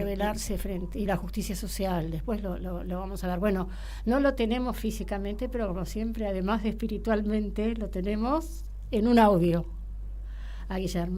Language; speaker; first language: Spanish; native; Spanish